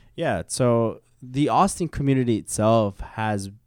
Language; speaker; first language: English; early bilingual, other home language; Korean